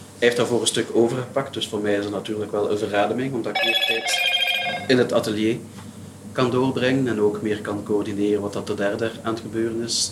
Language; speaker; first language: Dutch; native; Dutch